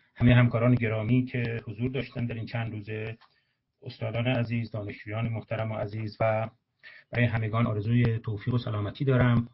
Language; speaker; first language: Persian; native; Persian